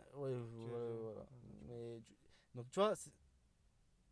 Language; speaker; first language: French; native; French